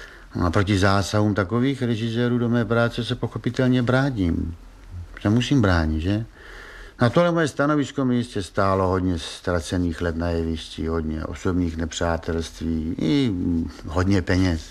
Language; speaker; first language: Czech; native; Czech